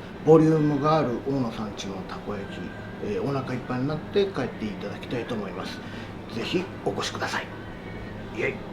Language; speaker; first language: Japanese; native; Japanese